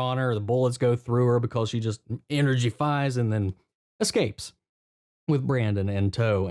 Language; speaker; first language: English; native; English